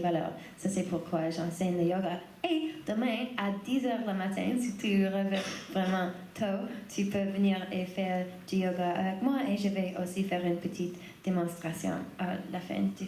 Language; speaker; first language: French; non-native, learner; English